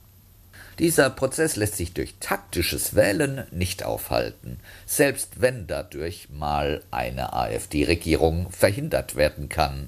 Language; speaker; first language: German; native; German